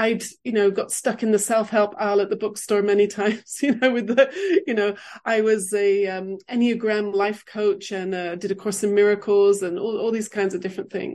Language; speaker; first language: English; native; English